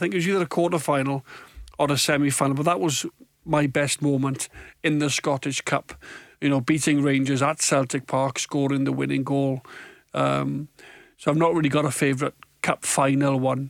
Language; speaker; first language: English; native; English